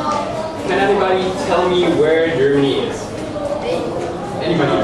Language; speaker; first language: English; non-native, fluent; German